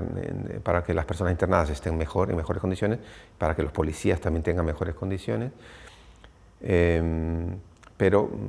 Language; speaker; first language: Spanish; native; Spanish